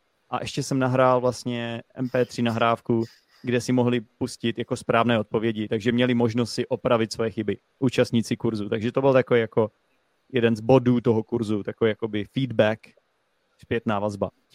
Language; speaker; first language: Czech; native; Czech